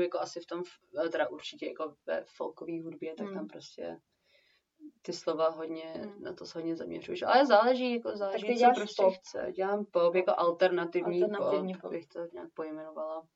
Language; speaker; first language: Czech; early bilingual, heritage; Czech